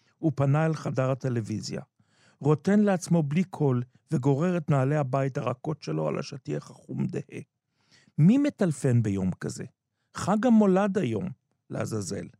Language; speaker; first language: Hebrew; native; Hebrew